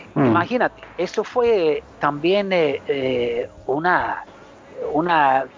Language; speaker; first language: Spanish; non-native, fluent; Swedish